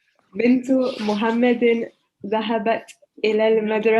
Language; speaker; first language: Arabic; non-native, learner; English